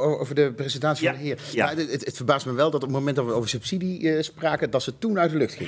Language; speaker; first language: Dutch; native; Dutch